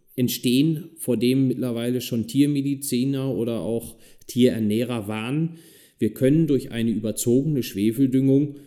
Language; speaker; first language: German; native; German